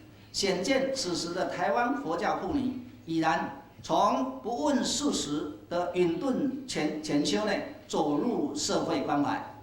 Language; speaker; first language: Chinese; native; Chinese